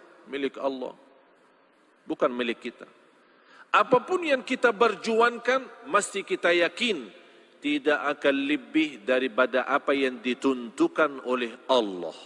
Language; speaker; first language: Indonesian; non-native, fluent; Arabic